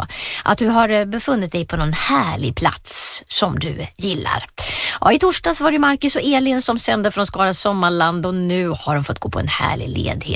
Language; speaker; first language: Swedish; native; Swedish